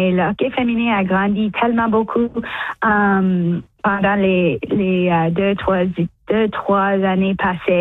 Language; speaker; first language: French; early bilingual, heritage; English